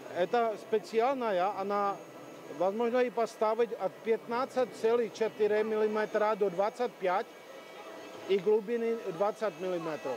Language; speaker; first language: Russian; non-native, learner; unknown